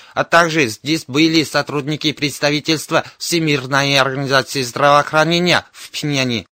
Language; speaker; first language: Russian; non-native, fluent; Korean